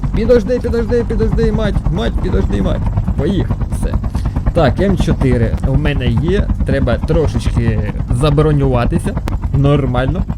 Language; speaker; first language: Ukrainian; non-native, local second language; Russian